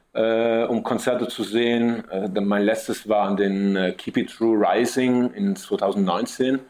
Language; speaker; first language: German; early bilingual, heritage; German